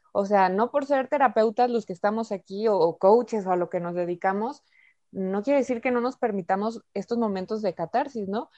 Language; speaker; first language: Spanish; native; Spanish